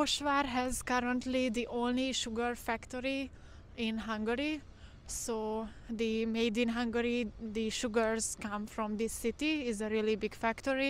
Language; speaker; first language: English; non-native, fluent; Hungarian